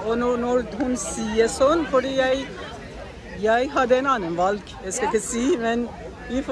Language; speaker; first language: Norwegian; non-native, learner; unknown